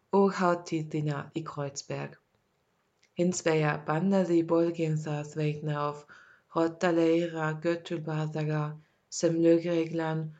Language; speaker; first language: Icelandic; non-native, learner; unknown